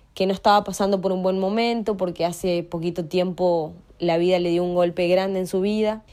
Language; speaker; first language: Spanish; native; Spanish